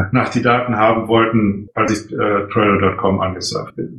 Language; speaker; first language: German; native; German